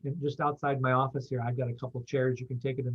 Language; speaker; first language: English; native; English